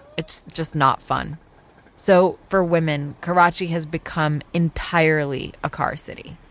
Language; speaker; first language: English; non-native, local second language; Urdu